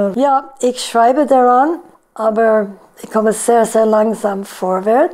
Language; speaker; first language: German; non-native, fluent; English